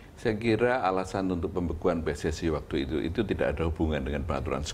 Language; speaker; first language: Indonesian; native; Indonesian